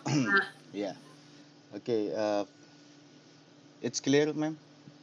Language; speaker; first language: English; non-native, learner; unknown